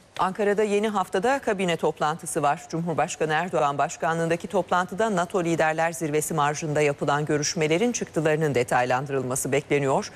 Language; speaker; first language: Turkish; native; Turkish